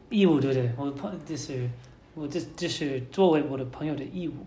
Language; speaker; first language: Chinese; non-native, learner; English